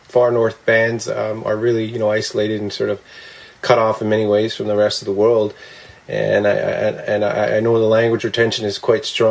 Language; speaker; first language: English; non-native, local second language; Cree